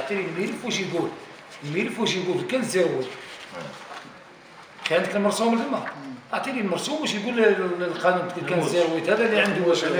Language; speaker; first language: Arabic; native; Arabic